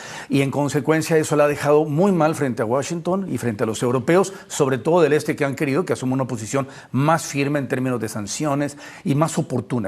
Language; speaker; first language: Spanish; native; Spanish